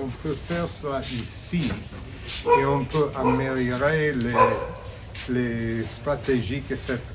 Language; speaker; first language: French; non-native, fluent; English